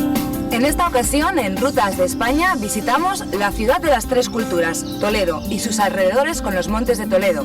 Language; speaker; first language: Spanish; native; Spanish